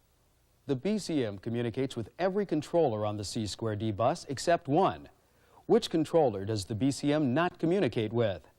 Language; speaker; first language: English; native; English